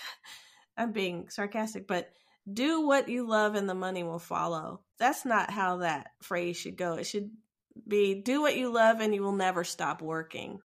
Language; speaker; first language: English; native; English